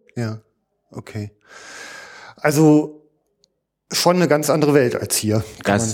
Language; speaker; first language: German; native; German